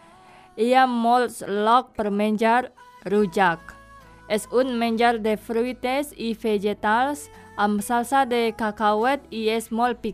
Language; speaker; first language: Catalan; non-native, learner; Indonesian